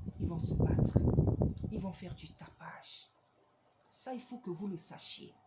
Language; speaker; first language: French; non-native, local second language; Lingala